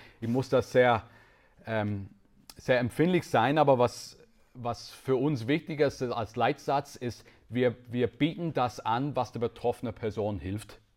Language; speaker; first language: German; non-native, fluent; English